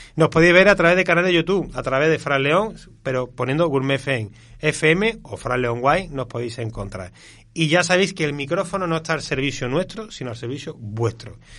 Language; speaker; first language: Spanish; native; Spanish